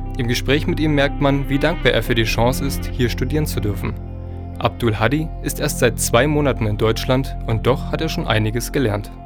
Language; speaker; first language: German; native; German